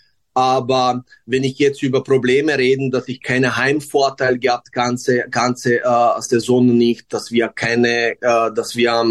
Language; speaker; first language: German; non-native, fluent; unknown